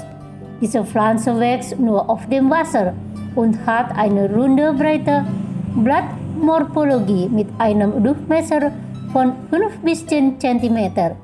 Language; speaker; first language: German; non-native, fluent; Indonesian